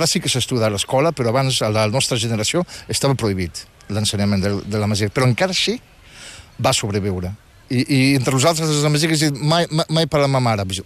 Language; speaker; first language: Catalan; non-native, fluent; Riffian